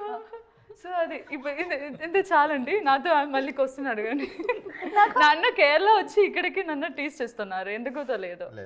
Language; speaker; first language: Telugu; non-native, learner; Malayalam